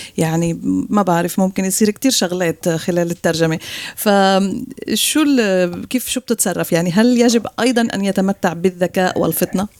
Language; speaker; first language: Arabic; native; Arabic